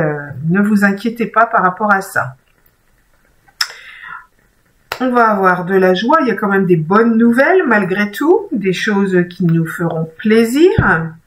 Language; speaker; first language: French; native; French